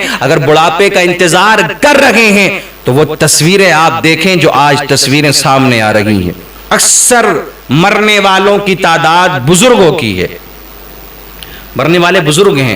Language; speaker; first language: Urdu; native; Urdu